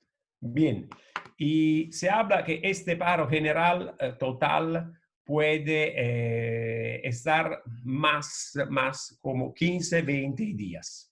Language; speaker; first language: Spanish; non-native, fluent; Italian